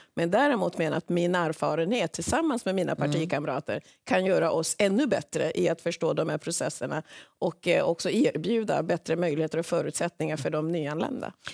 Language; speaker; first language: Swedish; early bilingual, other home language; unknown